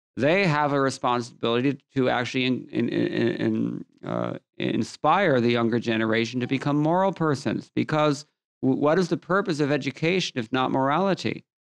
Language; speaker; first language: English; native; English